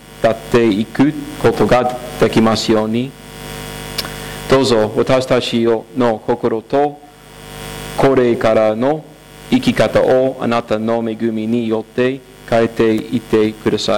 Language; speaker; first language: Japanese; non-native, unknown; English